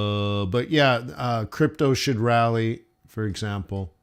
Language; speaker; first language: English; native; English